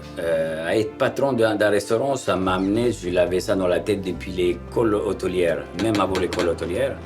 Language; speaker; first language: French; non-native, fluent; Italian